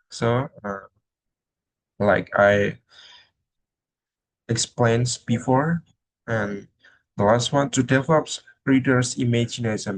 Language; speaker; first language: English; non-native, learner; Indonesian